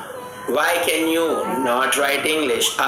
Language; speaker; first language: English; non-native, fluent; Hindi